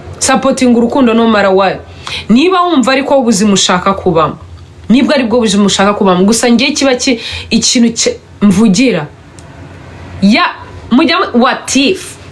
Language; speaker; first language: Kinyarwanda; native; Kinyarwanda